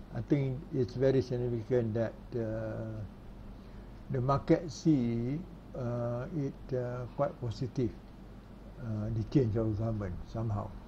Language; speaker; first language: English; non-native, local second language; Malay